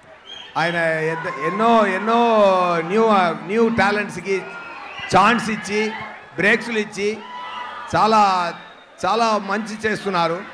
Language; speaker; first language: Telugu; non-native, local second language; Tamil